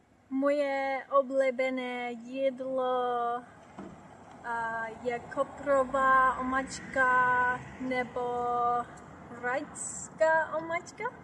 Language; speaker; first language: Czech; non-native, learner; English